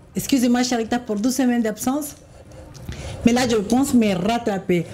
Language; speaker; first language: French; non-native, fluent; Spanish